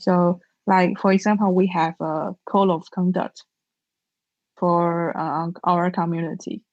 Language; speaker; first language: English; non-native, learner; Chinese